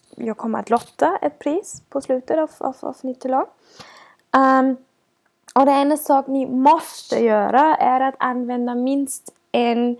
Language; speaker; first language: Swedish; non-native, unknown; German